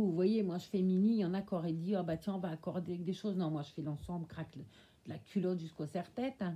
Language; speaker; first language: French; native; French